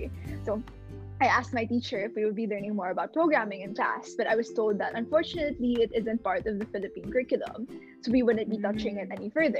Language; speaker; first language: English; non-native, local second language; Filipino